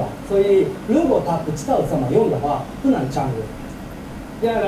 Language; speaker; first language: Chinese; non-native, fluent; Thai